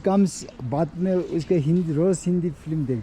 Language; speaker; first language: Hindi; non-native, learner; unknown